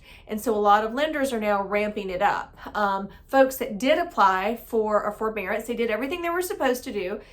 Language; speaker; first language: English; native; English